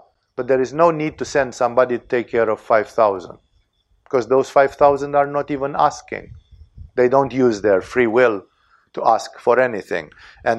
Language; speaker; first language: English; non-native, fluent; Romanian